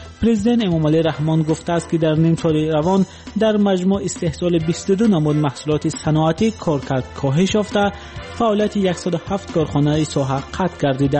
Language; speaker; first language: Persian; native; Persian